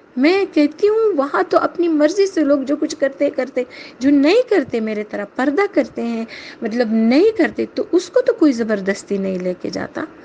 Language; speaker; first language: Urdu; native; Urdu